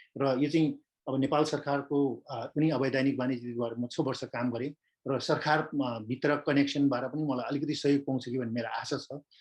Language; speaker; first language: Nepali; non-native, local second language; Sherpa